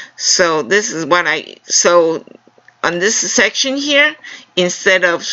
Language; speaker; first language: English; non-native, fluent; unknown